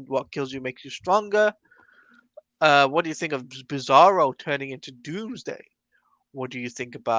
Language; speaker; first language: English; native; English